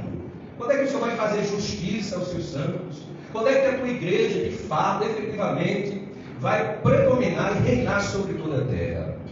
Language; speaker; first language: Portuguese; native; Portuguese